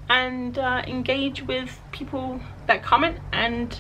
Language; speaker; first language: English; native; English